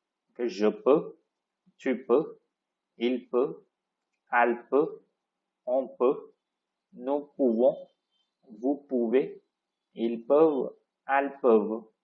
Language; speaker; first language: French; non-native, fluent; Tamil